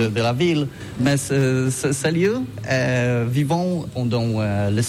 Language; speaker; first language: French; non-native, learner; Polish